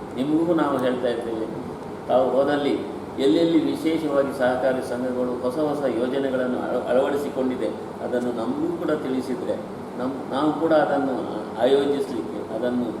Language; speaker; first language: Kannada; native; Kannada